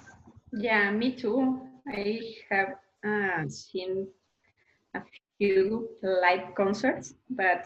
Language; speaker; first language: English; non-native, learner; Spanish